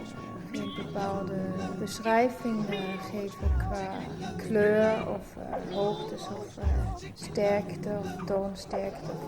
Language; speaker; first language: Dutch; non-native, fluent; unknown